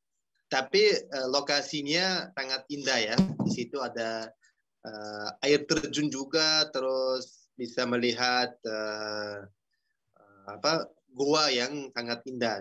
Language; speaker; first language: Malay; non-native, fluent; Uzbek